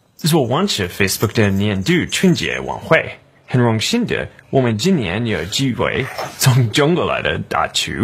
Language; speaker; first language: Chinese; non-native, learner; English